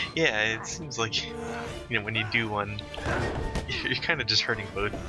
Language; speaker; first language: English; native; English